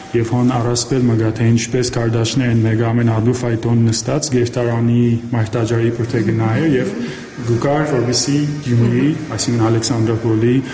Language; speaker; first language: Armenian; native; Armenian